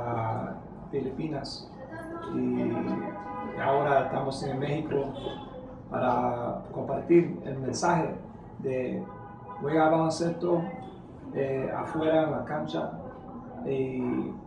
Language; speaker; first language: Spanish; early bilingual, heritage; English